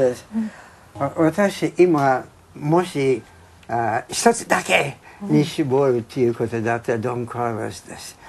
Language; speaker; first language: Japanese; non-native, fluent; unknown